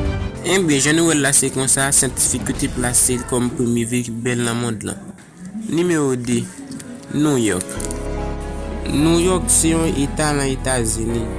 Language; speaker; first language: French; non-native, learner; Haitian Creole